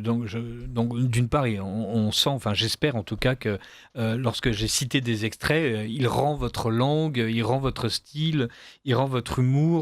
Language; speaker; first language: French; native; French